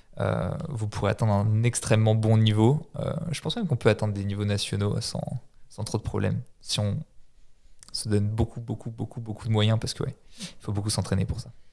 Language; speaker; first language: French; native; French